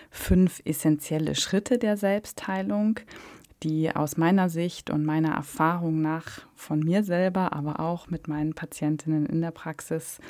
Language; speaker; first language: German; native; German